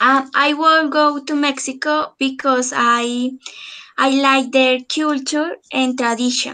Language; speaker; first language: English; non-native, learner; Spanish